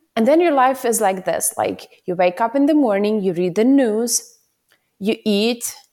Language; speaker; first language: English; non-native, fluent; Ukrainian